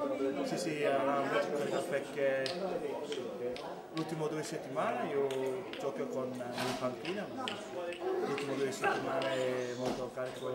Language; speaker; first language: Italian; non-native, learner; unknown